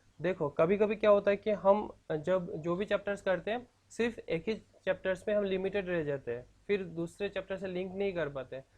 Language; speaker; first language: Hindi; non-native, local second language; Assamese